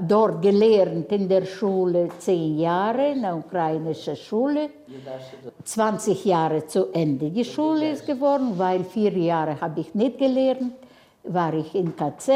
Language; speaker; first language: German; non-native, learner; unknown